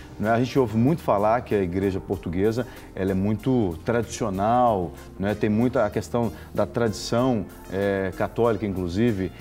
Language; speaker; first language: Portuguese; native; Portuguese